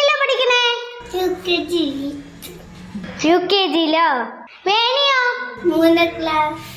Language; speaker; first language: Malayalam; native; Malayalam